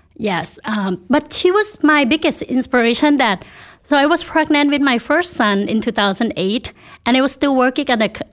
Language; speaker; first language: English; non-native, fluent; Thai